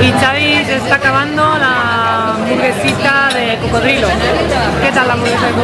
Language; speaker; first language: Spanish; native; Spanish